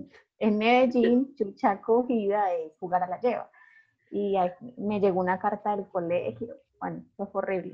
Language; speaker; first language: Spanish; native; Spanish